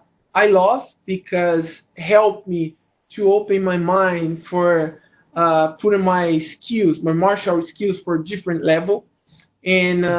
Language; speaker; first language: English; non-native, learner; Portuguese